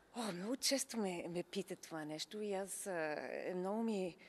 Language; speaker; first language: Bulgarian; non-native, fluent; English